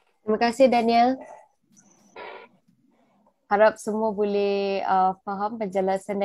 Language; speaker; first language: Malay; native; Malay